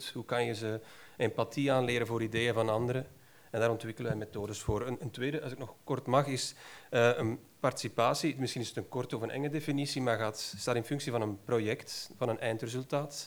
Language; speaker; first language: Dutch; native; Dutch